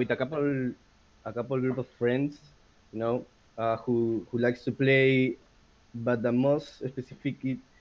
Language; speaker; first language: English; non-native, learner; Spanish